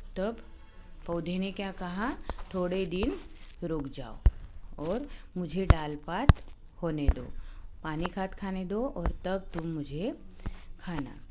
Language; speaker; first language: Hindi; non-native, local second language; Marathi